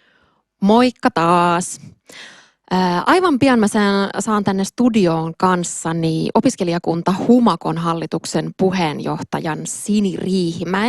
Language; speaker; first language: Finnish; native; Finnish